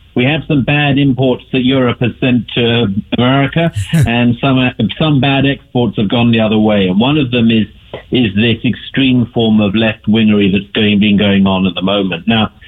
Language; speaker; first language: English; native; English